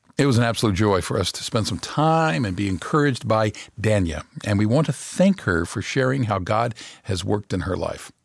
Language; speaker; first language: English; native; English